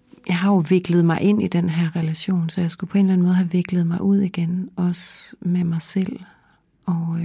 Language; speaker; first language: Danish; native; Danish